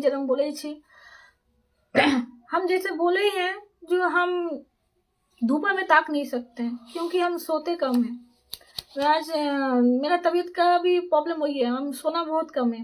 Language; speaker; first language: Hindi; non-native, local second language; Bangla